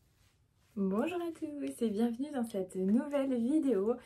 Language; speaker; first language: French; native; French